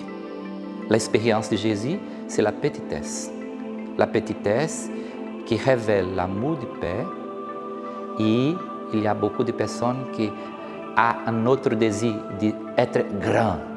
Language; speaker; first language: French; non-native, learner; Portuguese